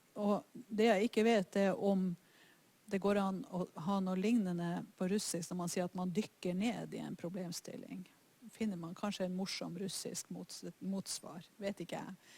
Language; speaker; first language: Norwegian; native; Norwegian